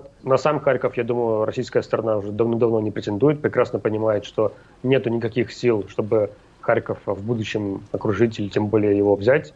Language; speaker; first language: Russian; native; Russian